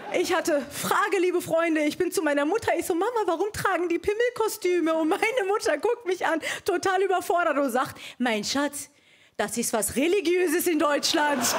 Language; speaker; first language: German; early bilingual, other home language; Persian